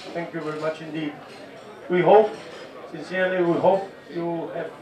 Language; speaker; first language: English; non-native, fluent; Spanish